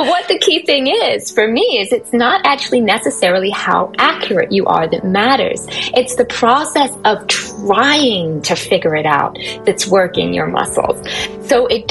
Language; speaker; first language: English; native; English